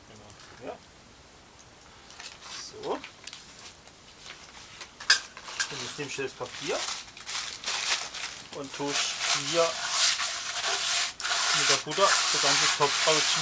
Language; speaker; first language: German; native; German